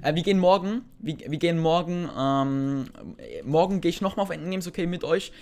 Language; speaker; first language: German; native; German